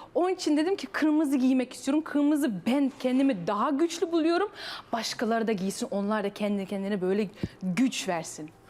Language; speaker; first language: Turkish; early bilingual, heritage; Turkish